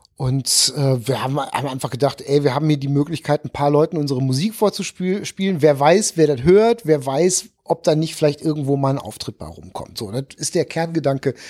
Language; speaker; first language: German; native; German